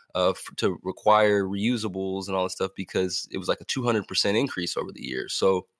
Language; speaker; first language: English; native; English